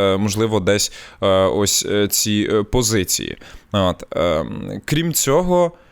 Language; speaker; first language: Ukrainian; non-native, local second language; Russian